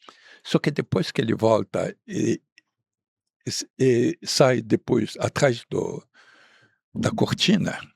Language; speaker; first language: Portuguese; non-native, fluent; Arabic